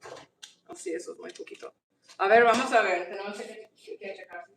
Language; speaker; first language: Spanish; non-native, learner; English